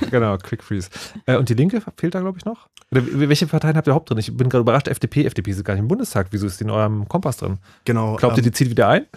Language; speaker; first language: German; native; German